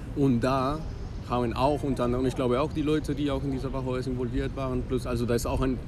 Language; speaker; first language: German; non-native, fluent; Spanish